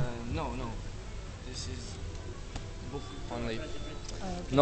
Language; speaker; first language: English; non-native, learner; Serbian